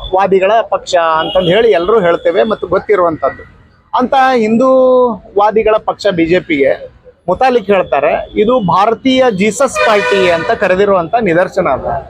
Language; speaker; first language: Kannada; native; Kannada